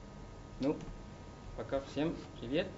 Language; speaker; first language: Russian; non-native, learner; French